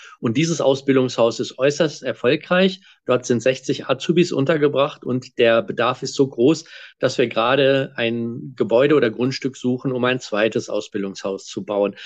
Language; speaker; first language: German; native; German